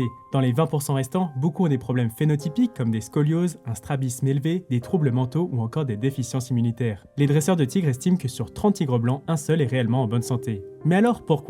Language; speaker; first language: French; native; French